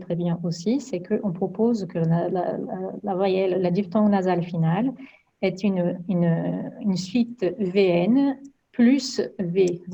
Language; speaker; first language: French; non-native, fluent; Portuguese